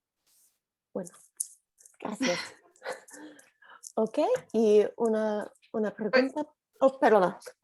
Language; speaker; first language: Spanish; non-native, learner; English